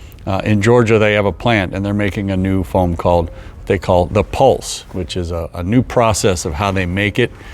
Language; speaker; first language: English; native; English